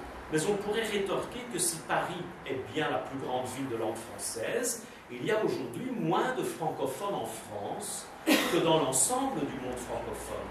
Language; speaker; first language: French; native; French